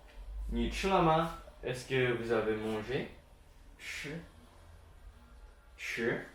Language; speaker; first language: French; non-native, learner; Chinese